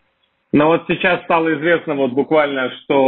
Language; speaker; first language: Russian; native; Russian